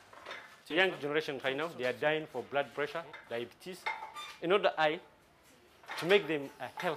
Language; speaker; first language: English; non-native, local second language; Somali